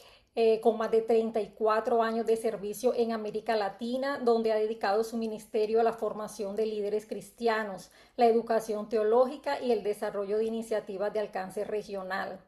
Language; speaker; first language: Spanish; native; Spanish